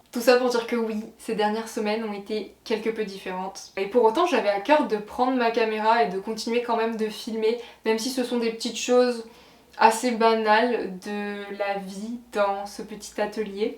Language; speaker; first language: French; native; French